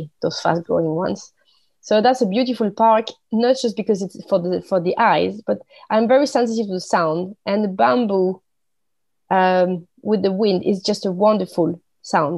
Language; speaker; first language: English; non-native, fluent; French